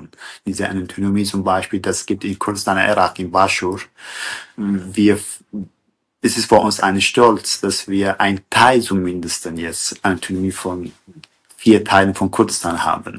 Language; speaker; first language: German; non-native, fluent; Kurdish